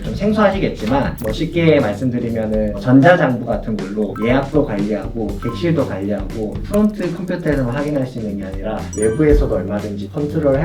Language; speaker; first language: Korean; native; Korean